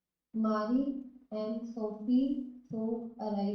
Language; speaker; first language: French; non-native, learner; Hindi